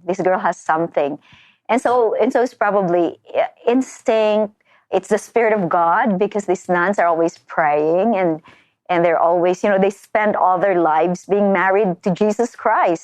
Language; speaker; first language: English; non-native, local second language; Filipino